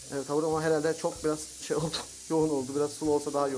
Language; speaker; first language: Turkish; native; Turkish